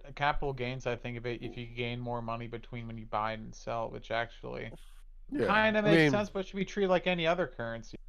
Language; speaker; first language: English; native; English